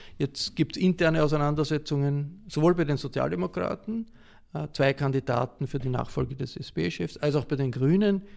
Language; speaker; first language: German; native; German